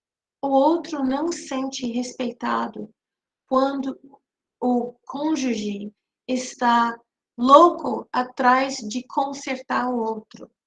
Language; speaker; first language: Portuguese; non-native, fluent; English